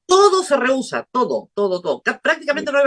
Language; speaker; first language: Spanish; native; Spanish